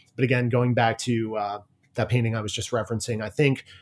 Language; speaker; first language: English; native; English